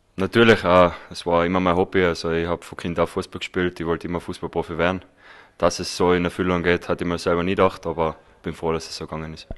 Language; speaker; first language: German; native; German